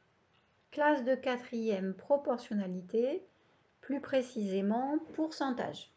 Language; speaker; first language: French; native; French